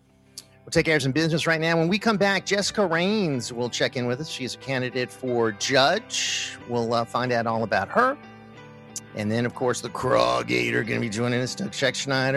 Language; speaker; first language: English; native; English